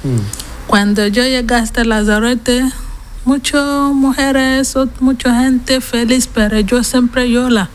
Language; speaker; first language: Spanish; non-native, learner; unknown